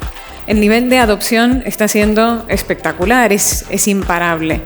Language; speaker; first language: Spanish; native; Spanish